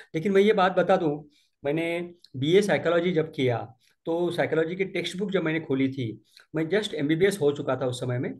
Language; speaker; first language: Hindi; non-native, local second language; Marathi